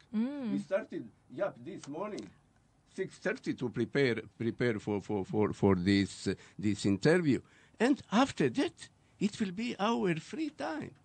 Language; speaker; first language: English; non-native, fluent; Croatian